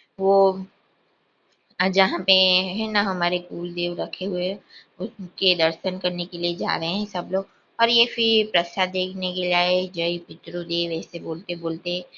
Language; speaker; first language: Hindi; non-native, local second language; Gujarati